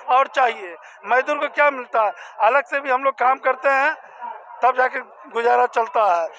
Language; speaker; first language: Hindi; native; Hindi